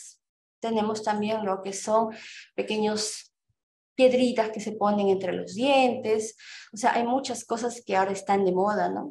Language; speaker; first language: Spanish; native; Spanish